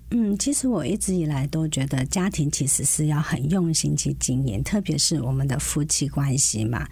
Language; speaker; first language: Chinese; non-native, local second language; Hakka Chinese